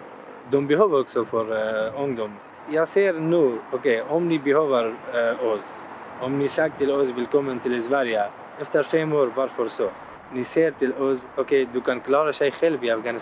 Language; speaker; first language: Swedish; non-native, learner; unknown